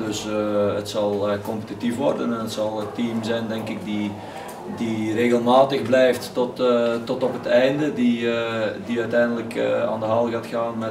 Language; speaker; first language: Dutch; native; Dutch